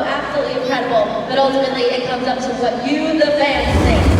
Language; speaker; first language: English; native; English